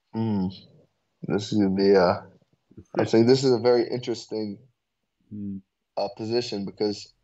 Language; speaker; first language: English; native; English